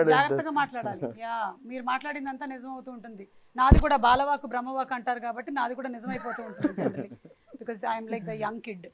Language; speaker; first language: Telugu; native; Telugu